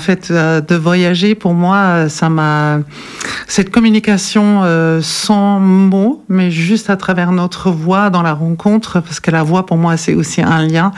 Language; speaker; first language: French; non-native, fluent; German